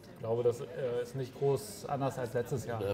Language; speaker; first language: German; native; German